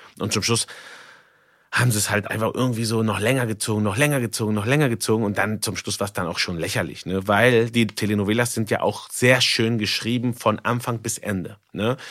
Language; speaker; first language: German; non-native, fluent; Spanish